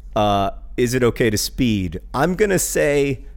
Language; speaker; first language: English; native; English